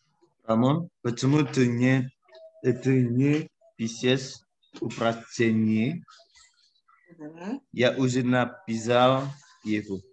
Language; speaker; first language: Russian; non-native, learner; Indonesian